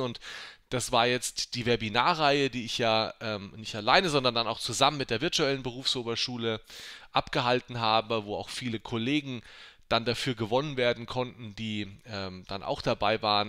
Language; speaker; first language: German; native; German